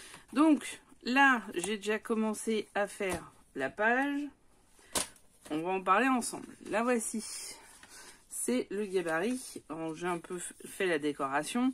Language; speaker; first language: French; native; French